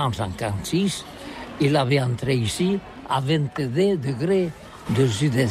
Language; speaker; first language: French; non-native, learner; Catalan